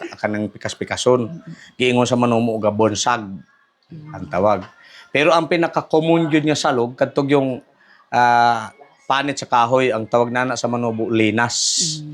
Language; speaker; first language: Cebuano; non-native, local second language; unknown